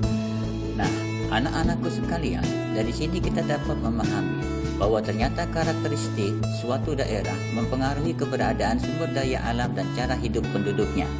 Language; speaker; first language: Indonesian; native; Indonesian